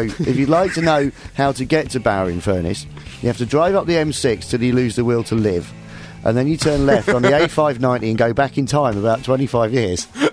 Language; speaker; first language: English; native; English